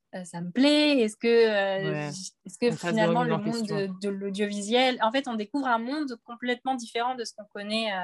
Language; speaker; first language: French; native; French